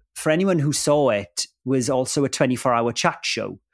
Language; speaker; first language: English; non-native, local second language; Welsh